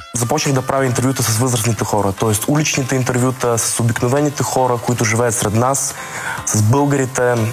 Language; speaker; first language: Bulgarian; early bilingual, other home language; Russian